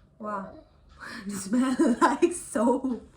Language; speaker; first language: English; non-native, learner; Indonesian